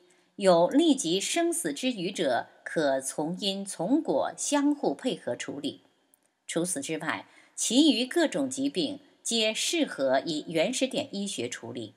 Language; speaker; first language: Chinese; native; Chinese